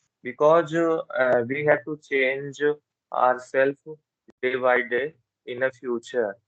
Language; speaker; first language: English; non-native, learner; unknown